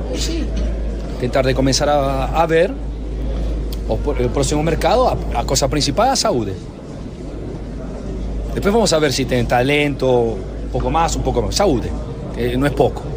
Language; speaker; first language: Portuguese; non-native, fluent; Spanish